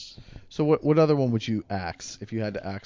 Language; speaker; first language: English; native; English